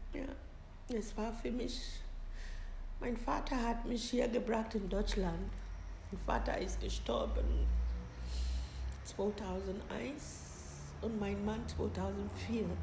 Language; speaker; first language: German; non-native, learner; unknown